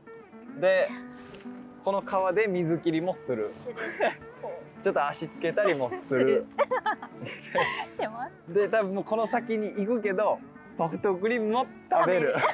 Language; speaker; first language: Japanese; native; Japanese